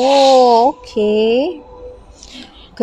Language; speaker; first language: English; non-native, local second language; Malay